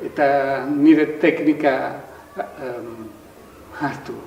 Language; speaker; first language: Basque; non-native, learner; Italian